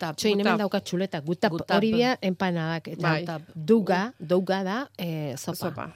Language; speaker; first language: Basque; native; Basque